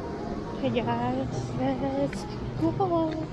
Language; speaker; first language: English; non-native, local second language; Filipino